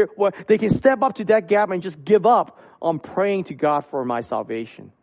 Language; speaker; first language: English; non-native, local second language; Cantonese